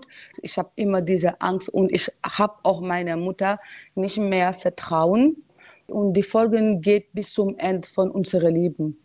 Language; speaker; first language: German; non-native, learner; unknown